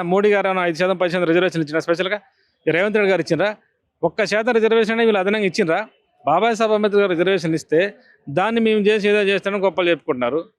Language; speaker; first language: Telugu; native; Telugu